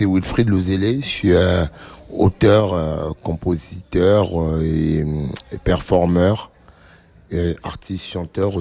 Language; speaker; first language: French; non-native, local second language; Lingala